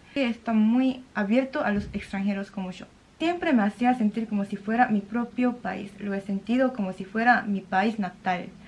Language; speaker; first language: Spanish; non-native, fluent; Korean